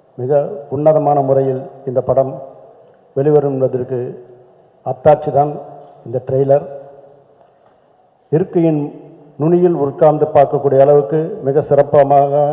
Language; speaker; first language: Tamil; native; Tamil